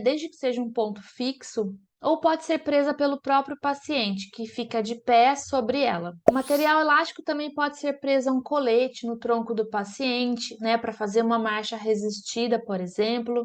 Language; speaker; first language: Portuguese; native; Portuguese